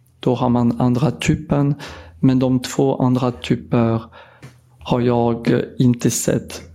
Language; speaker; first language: Swedish; non-native, fluent; French